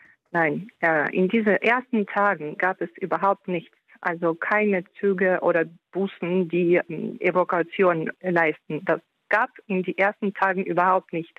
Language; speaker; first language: German; non-native, fluent; Ukrainian